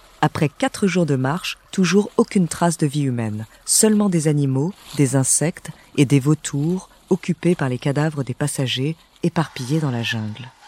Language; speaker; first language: French; native; French